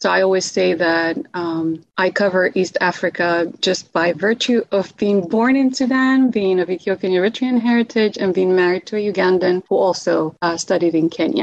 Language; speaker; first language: English; non-native, fluent; Arabic